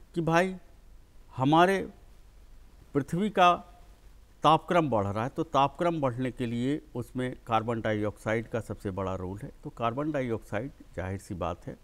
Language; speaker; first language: Hindi; native; Hindi